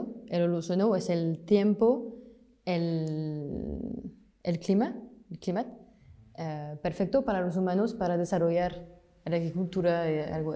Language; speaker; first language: Spanish; non-native, fluent; French